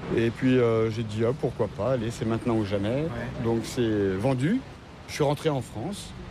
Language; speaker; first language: French; native; French